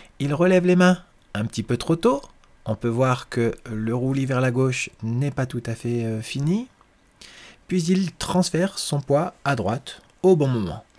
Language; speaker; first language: French; native; French